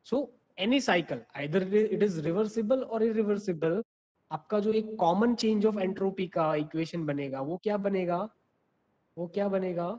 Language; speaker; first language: Hindi; non-native, local second language; Gujarati